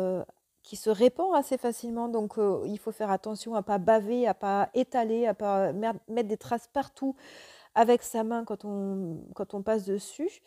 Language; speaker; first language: French; native; French